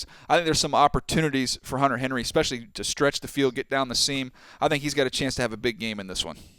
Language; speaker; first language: English; native; English